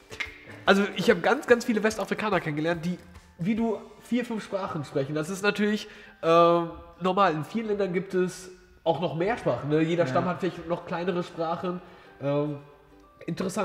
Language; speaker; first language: German; early bilingual, other home language; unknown